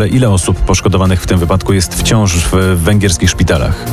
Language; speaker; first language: Polish; native; Polish